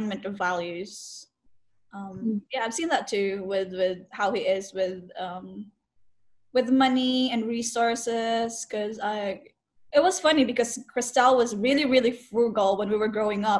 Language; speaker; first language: English; non-native, local second language; Cebuano